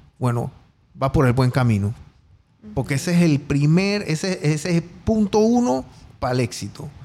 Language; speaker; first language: Spanish; native; Spanish